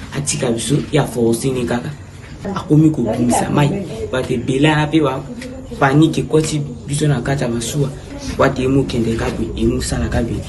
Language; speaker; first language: Lingala; native; Lingala